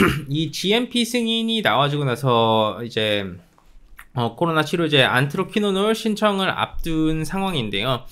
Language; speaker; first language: Korean; native; Korean